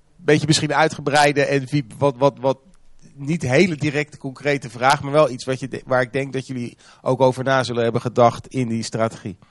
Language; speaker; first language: Dutch; native; Dutch